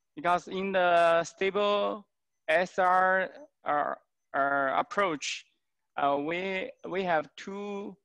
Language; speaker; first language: English; non-native, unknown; Chinese